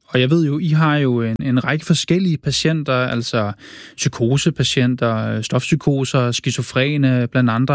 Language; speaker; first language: Danish; native; Danish